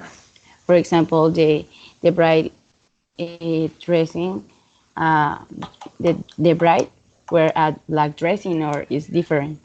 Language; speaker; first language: English; non-native, learner; Spanish